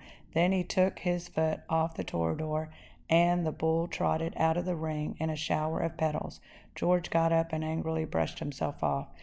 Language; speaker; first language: English; native; English